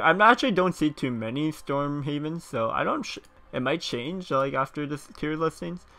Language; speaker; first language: English; native; English